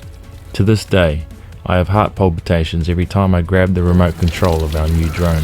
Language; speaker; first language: English; native; English